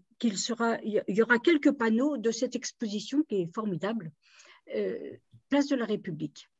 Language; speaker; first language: French; native; French